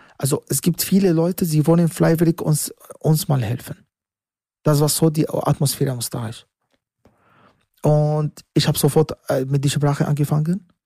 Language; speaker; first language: German; non-native, learner; Arabic